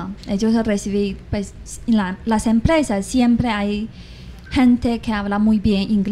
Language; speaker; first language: Spanish; non-native, fluent; Chinese